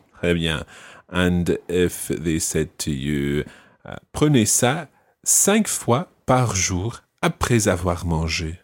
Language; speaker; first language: French; non-native, fluent; English